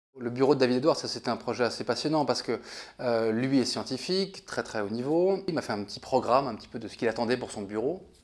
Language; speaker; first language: French; native; French